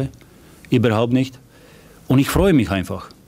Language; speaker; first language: German; non-native, fluent; Slovak